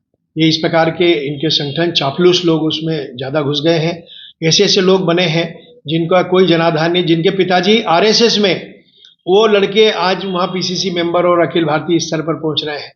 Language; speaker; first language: Hindi; native; Hindi